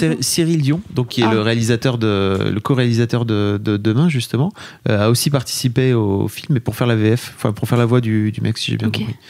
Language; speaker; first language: French; native; French